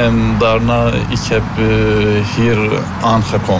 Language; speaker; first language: Dutch; non-native, learner; Turkish